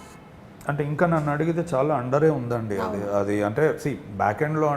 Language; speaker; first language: Telugu; native; Telugu